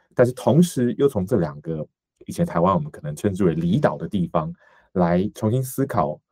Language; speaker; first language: Chinese; native; Chinese